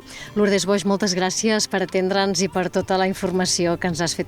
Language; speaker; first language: Catalan; native; Catalan